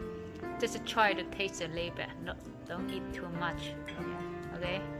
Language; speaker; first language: English; non-native, learner; Chinese